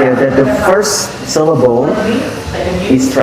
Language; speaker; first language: English; non-native, fluent; Indonesian